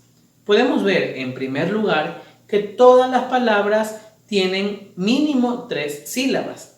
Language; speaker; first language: Spanish; native; Spanish